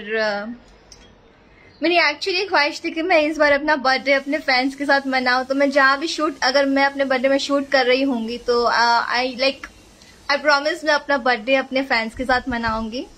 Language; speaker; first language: Hindi; native; Hindi